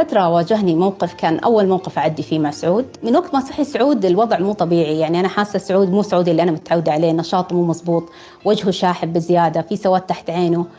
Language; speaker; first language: Arabic; native; Arabic